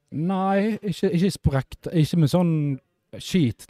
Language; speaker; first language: Norwegian; native; Norwegian